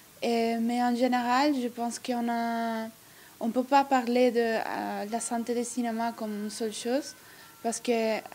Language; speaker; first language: French; non-native, learner; Italian